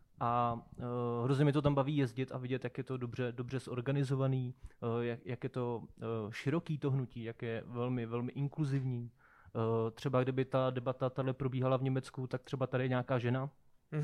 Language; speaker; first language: Czech; native; Czech